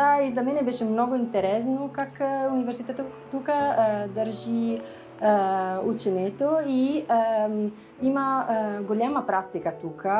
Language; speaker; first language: Bulgarian; non-native, learner; Italian